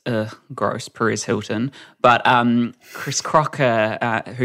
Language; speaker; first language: English; native; English